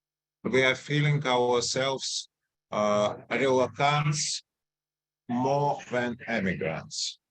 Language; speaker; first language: English; non-native, fluent; Russian